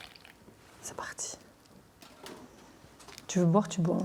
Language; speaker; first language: French; native; French